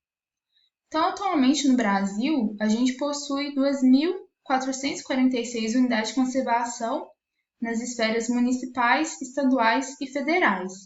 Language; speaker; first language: Portuguese; native; Portuguese